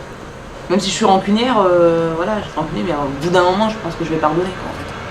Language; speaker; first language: French; native; French